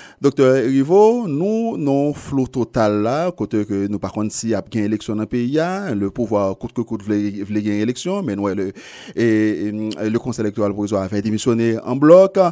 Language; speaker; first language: French; non-native, local second language; Haitian Creole